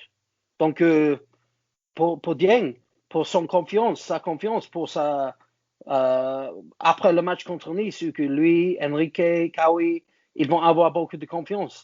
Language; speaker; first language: French; non-native, learner; English